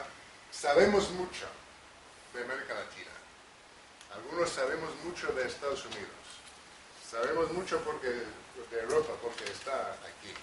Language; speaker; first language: Spanish; non-native, fluent; English